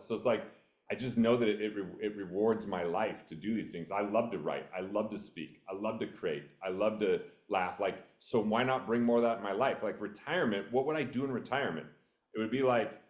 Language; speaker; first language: English; native; English